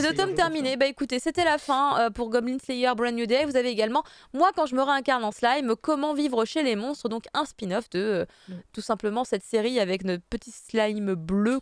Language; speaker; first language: French; native; French